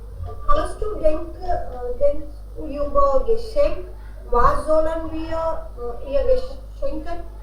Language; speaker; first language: German; non-native, learner; Hindi